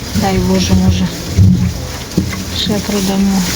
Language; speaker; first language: Ukrainian; native; Ukrainian